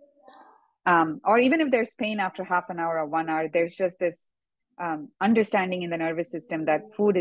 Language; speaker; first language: English; non-native, local second language; Tamil